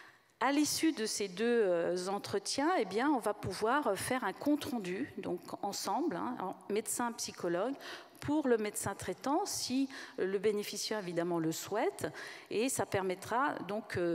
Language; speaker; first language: French; native; French